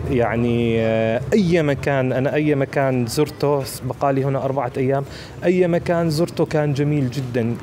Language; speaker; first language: Arabic; native; Arabic